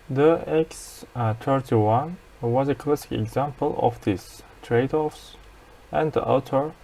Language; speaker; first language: English; non-native, fluent; Turkish